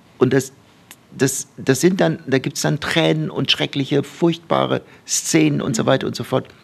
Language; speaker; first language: German; early bilingual, other home language; Turkish